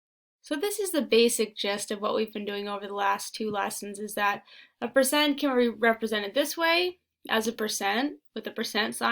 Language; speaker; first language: English; native; English